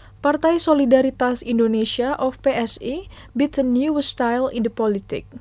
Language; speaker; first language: Dutch; non-native, fluent; Indonesian